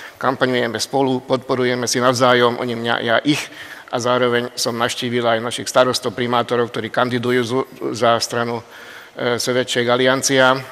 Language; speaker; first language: Slovak; non-native, local second language; Hungarian